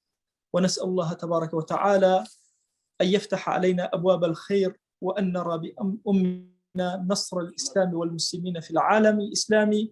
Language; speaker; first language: Arabic; non-native, local second language; Kurdish